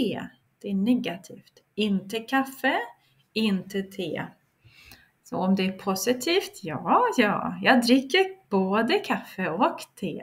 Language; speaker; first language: Swedish; non-native, fluent; Russian